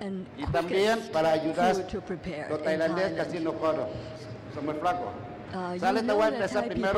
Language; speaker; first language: Spanish; non-native, learner; Thai